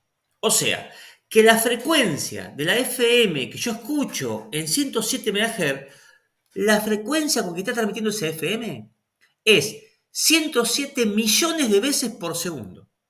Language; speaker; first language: Spanish; native; Spanish